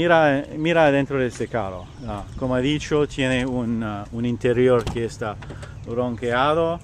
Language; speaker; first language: Spanish; non-native, learner; French